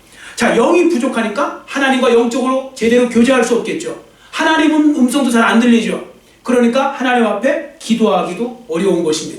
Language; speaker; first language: Korean; native; Korean